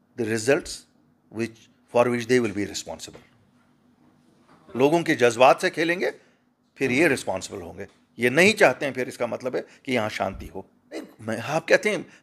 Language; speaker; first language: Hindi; non-native, local second language; Kashmiri